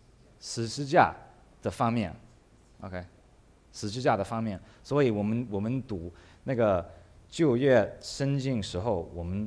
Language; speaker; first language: Chinese; early bilingual, heritage; English